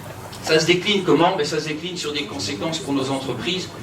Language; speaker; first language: French; native; French